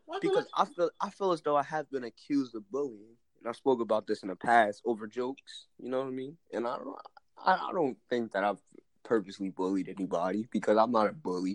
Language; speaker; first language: English; native; English